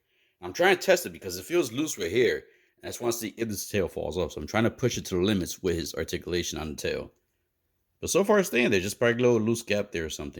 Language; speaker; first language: English; native; English